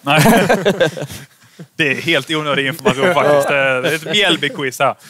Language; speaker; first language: Swedish; native; Swedish